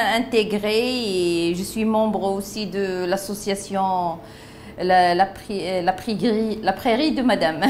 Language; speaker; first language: French; non-native, local second language; Arabic